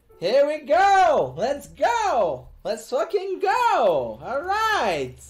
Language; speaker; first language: English; non-native, fluent; French